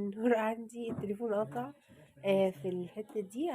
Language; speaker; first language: Arabic; native; Arabic